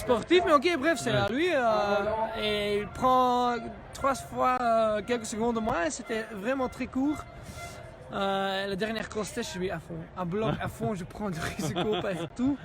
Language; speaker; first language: French; non-native, learner; Dutch